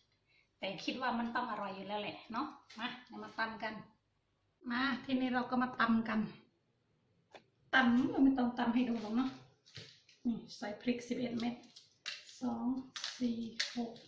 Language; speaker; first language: Thai; non-native, local second language; Northeastern Thai